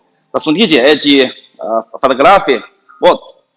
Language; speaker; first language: Russian; non-native, learner; Chinese